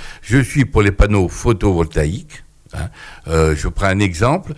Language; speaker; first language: French; native; French